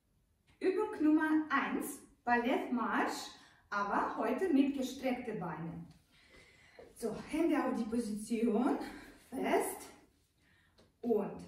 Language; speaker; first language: German; non-native, learner; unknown